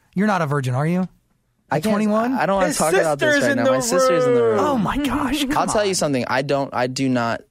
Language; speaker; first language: English; native; English